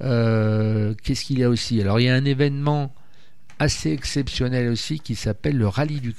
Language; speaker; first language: French; native; French